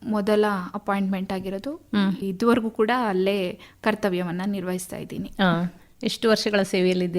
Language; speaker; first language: Kannada; native; Kannada